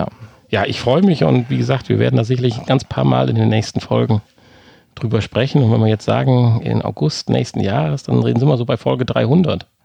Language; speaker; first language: German; native; German